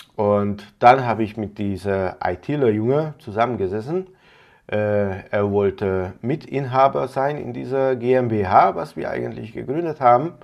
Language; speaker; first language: German; non-native, fluent; Hungarian